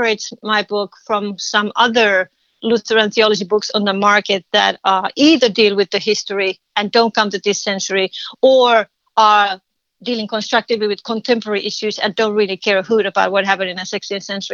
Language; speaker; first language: English; non-native, fluent; Finnish